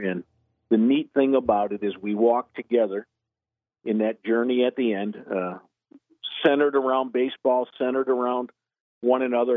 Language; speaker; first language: English; native; English